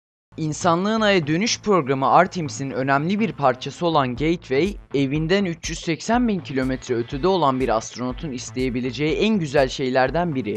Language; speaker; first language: Turkish; native; Turkish